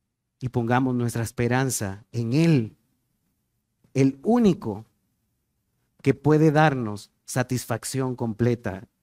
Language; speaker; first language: Spanish; native; Spanish